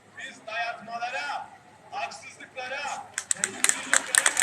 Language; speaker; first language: Turkish; native; Turkish